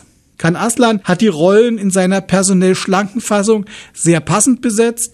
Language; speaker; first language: German; native; German